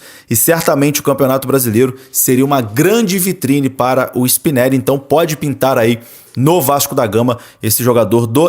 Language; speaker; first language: Portuguese; native; Portuguese